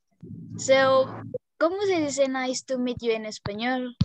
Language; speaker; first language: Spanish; non-native, learner; Indonesian